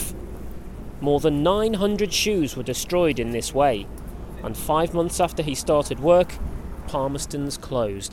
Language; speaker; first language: English; native; English